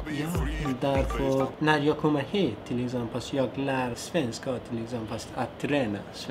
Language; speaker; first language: Swedish; non-native, learner; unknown